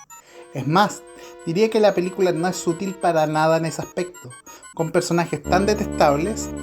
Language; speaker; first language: Spanish; native; Spanish